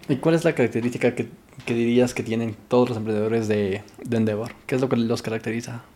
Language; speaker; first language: Spanish; native; Spanish